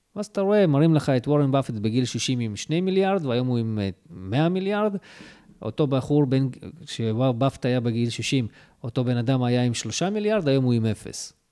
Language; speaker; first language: Hebrew; early bilingual, other home language; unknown